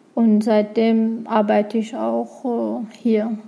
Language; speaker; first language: German; non-native, learner; Arabic